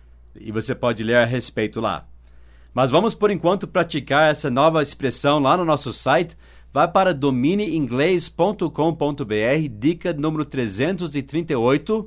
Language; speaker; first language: Portuguese; non-native, fluent; English